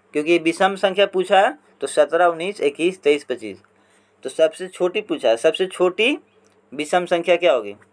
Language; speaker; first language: Hindi; native; Hindi